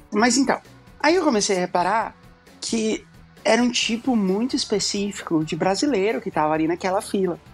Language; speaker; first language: Portuguese; native; Portuguese